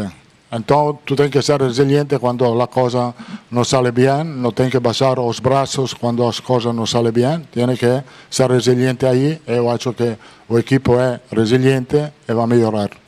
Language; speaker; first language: Portuguese; non-native, fluent; Italian